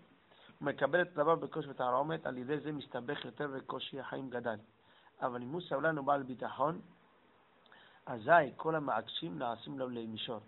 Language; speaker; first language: Hebrew; non-native, fluent; English